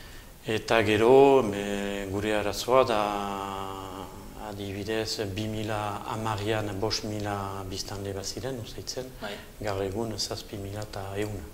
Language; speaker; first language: Basque; native; Basque